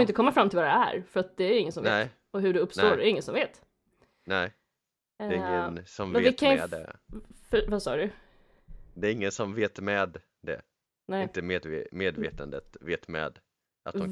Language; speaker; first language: Swedish; native; Swedish